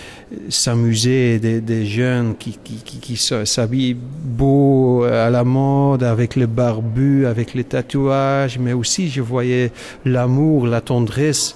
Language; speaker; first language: French; non-native, local second language; Dutch